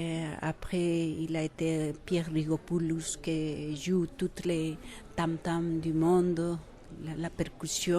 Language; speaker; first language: French; non-native, fluent; Quechua